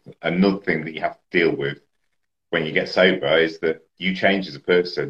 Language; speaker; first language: English; native; English